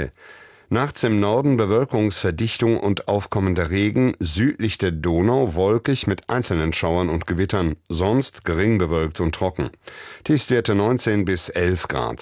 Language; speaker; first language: German; native; German